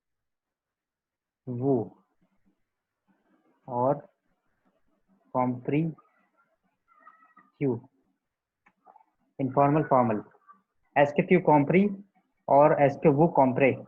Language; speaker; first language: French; non-native, learner; Hindi